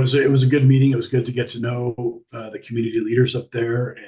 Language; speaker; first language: English; native; English